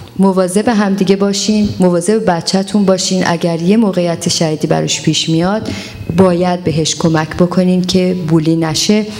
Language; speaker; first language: Persian; native; Persian